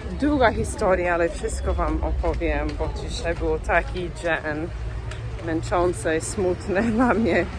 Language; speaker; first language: Polish; non-native, fluent; English